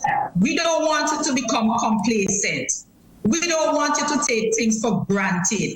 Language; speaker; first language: English; native; English